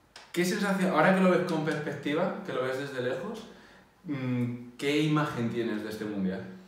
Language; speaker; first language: Spanish; native; Spanish